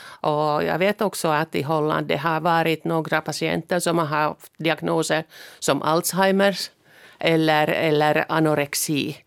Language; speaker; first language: Swedish; non-native, local second language; Finnish